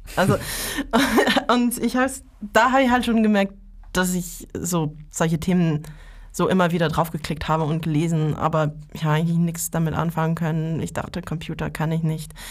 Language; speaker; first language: German; non-native, fluent; French